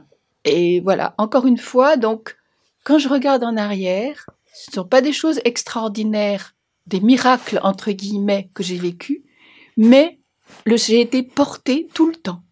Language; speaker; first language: French; native; French